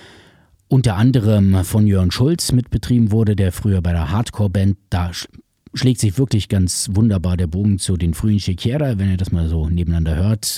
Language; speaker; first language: German; native; German